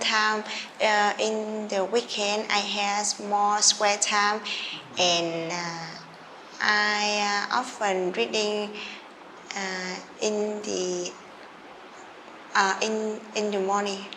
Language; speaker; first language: English; non-native, learner; Vietnamese